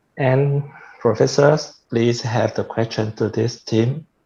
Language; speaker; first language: English; non-native, fluent; Vietnamese